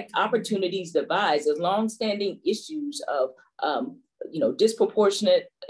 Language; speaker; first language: English; native; English